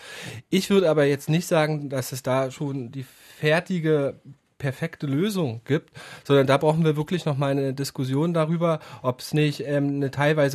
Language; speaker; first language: German; native; German